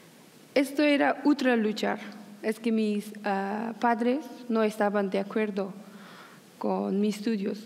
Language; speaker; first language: Spanish; non-native, learner; Persian